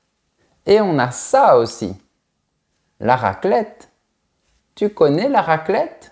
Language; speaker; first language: French; native; French